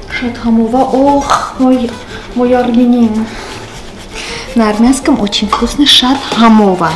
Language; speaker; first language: Russian; non-native, local second language; Armenian